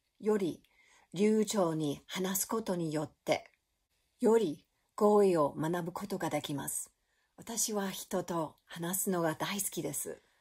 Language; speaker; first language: Japanese; non-native, learner; English